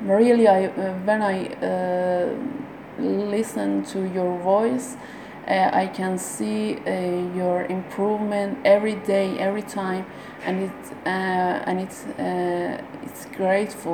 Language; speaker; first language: English; non-native, learner; Persian